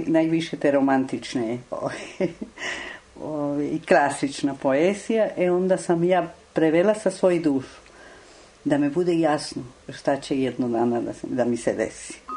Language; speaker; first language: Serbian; non-native, fluent; Spanish